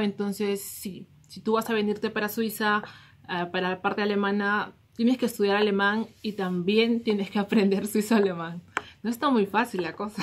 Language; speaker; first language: Spanish; native; Spanish